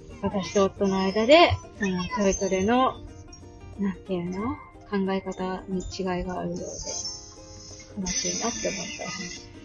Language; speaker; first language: Japanese; native; Japanese